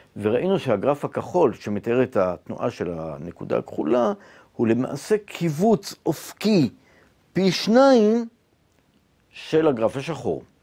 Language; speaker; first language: Hebrew; native; Hebrew